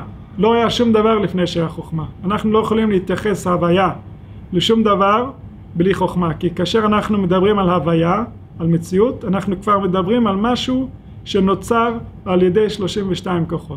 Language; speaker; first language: Hebrew; non-native, fluent; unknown